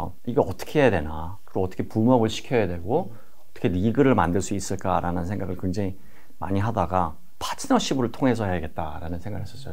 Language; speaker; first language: Korean; native; Korean